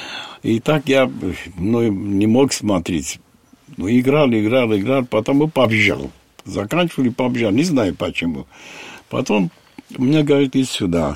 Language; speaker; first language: Russian; non-native, local second language; Armenian